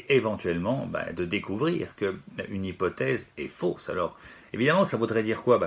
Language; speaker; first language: French; native; French